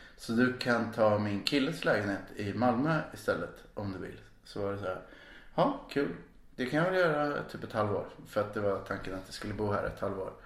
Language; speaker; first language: Swedish; native; Swedish